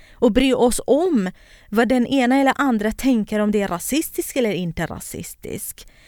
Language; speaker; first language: Swedish; non-native, fluent; Kurdish